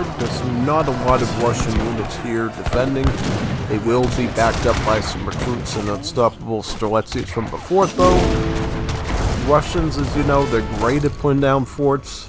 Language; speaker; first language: English; native; English